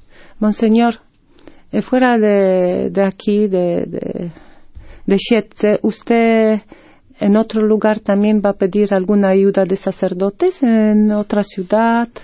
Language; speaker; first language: Spanish; non-native, fluent; Polish